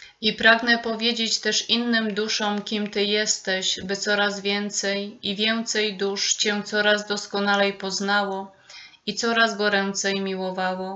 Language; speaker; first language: Polish; native; Polish